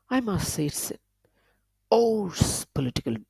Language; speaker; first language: English; non-native, local second language; Bangla